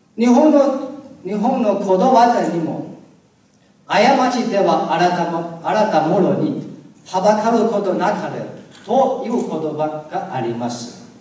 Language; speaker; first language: Japanese; non-native, learner; Chinese